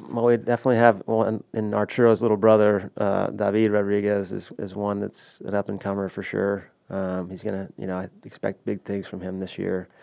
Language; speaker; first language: English; native; English